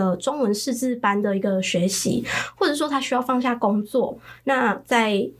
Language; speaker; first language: Chinese; early bilingual, other home language; Khmer